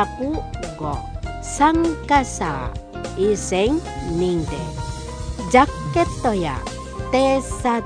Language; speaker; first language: Japanese; non-native, fluent; Indonesian